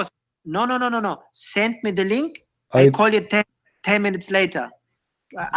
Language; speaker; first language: English; non-native, learner; German